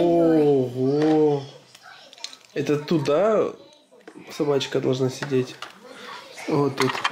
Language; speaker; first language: Russian; native; Russian